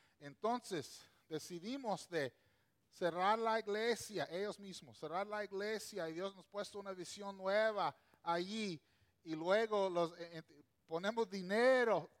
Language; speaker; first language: Spanish; non-native, local second language; English